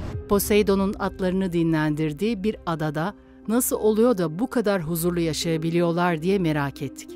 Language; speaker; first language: Turkish; native; Turkish